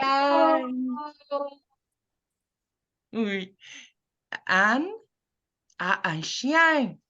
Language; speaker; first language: French; non-native, fluent; English